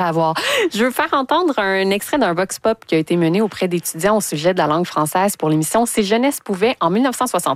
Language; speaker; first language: French; native; French